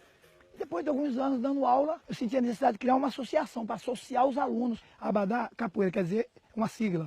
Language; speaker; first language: Portuguese; native; Portuguese